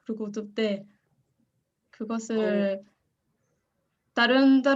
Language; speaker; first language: Korean; non-native, learner; French